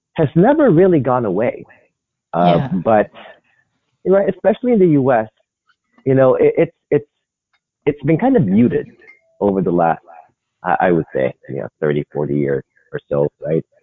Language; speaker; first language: English; non-native, local second language; Filipino